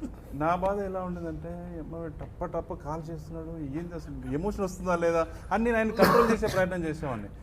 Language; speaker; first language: Telugu; native; Telugu